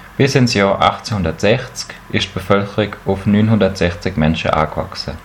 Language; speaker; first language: German; native; German